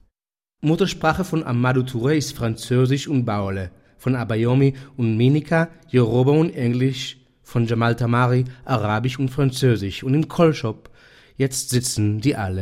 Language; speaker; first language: German; non-native, fluent; Hebrew